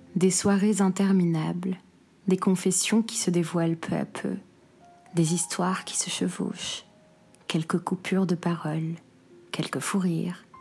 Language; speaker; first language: French; non-native, local second language; Arabic